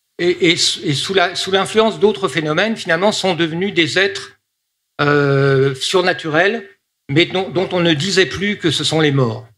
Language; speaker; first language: French; native; French